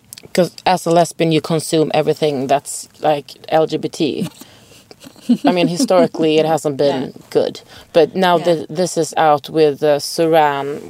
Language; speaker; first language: English; non-native, fluent; Swedish